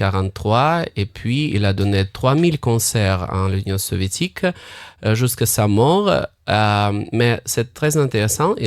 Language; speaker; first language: French; non-native, fluent; Russian